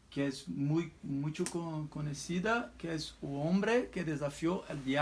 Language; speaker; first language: Spanish; non-native, learner; Portuguese